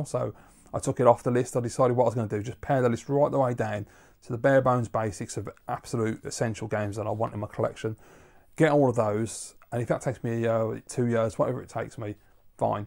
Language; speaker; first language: English; native; English